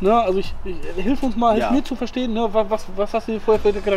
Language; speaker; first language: German; native; German